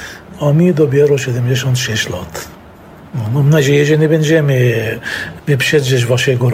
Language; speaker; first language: Polish; non-native, fluent; Arabic